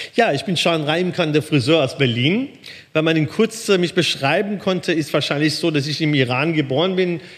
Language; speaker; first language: German; early bilingual, other home language; Persian